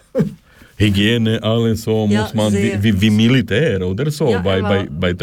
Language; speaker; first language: German; non-native, learner; Slovak